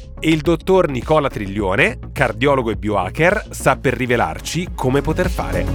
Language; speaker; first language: Italian; native; Italian